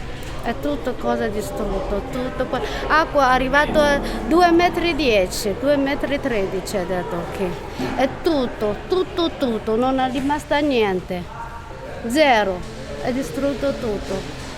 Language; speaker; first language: Italian; non-native, learner; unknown